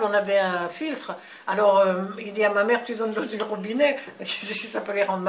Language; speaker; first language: French; native; French